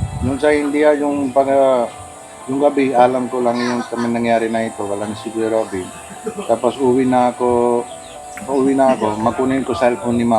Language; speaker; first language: Filipino; non-native, learner; Punjabi